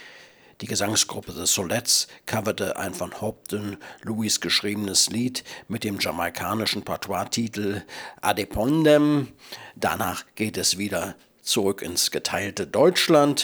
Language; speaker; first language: German; native; German